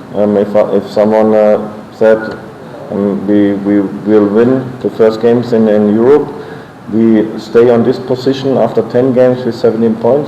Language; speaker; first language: English; non-native, fluent; German